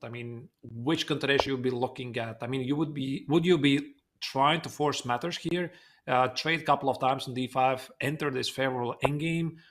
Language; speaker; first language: English; non-native, fluent; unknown